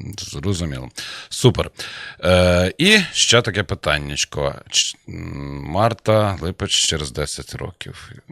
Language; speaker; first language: Ukrainian; native; Ukrainian